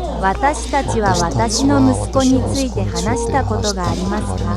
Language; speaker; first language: Japanese; non-native, learner; Korean